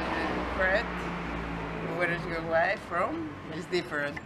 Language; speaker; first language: English; non-native, fluent; Greek